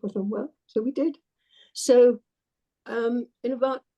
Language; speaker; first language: English; native; English